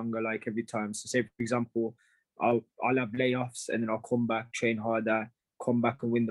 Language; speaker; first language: English; native; English